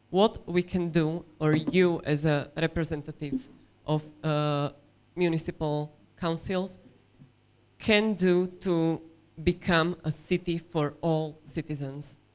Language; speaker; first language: English; non-native, fluent; Slovak